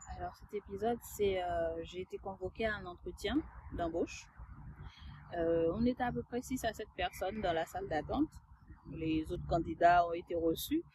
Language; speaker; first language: French; early bilingual, other home language; Haitian Creole